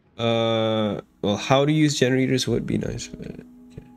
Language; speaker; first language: English; non-native, local second language; Malay